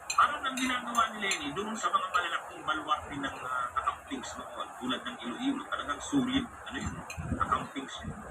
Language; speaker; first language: Filipino; non-native, local second language; Bikol